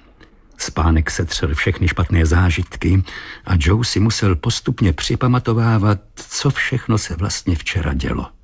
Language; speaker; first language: Czech; native; Czech